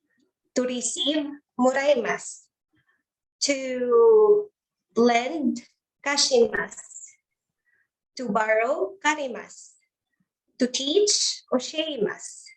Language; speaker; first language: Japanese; non-native, learner; Filipino